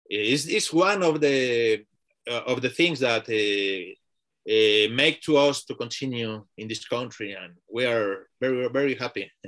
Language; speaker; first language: English; non-native, learner; Spanish